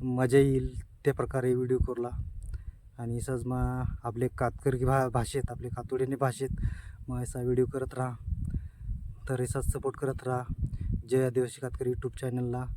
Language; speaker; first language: Marathi; non-native, local second language; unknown